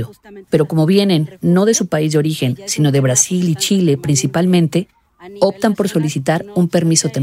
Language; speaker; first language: Spanish; native; Spanish